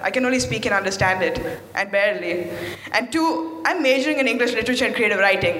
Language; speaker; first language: English; non-native, fluent; Malayalam